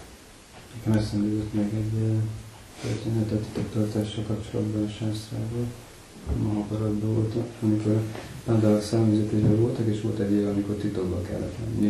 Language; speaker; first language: Hungarian; non-native, learner; English